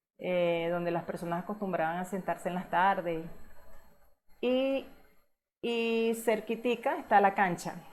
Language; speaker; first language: Spanish; native; Spanish